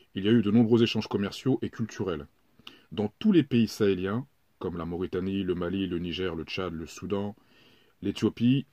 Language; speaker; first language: French; native; French